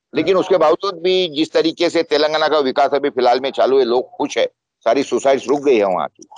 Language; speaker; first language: Hindi; non-native, local second language; Marathi